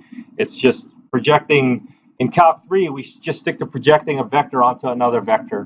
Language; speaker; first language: English; native; English